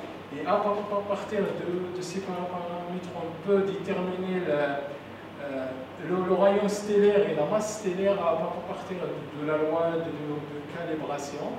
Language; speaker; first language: French; non-native, local second language; Arabic